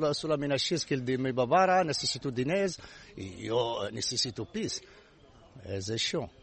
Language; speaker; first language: Catalan; non-native, learner; Arabic